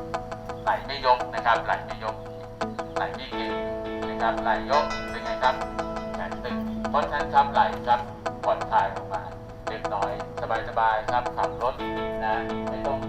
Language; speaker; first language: Thai; native; Thai